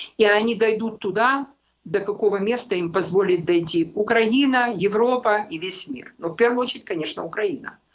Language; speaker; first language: Russian; non-native, local second language; Ukrainian